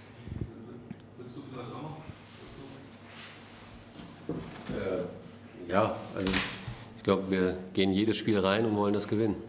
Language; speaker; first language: German; native; German